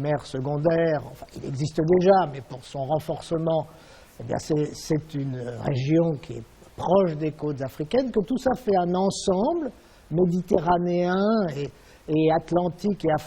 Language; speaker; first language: French; native; French